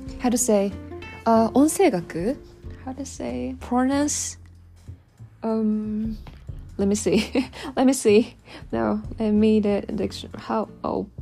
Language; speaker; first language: English; non-native, learner; Japanese